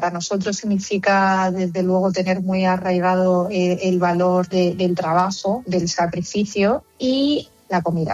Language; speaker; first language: Spanish; native; Spanish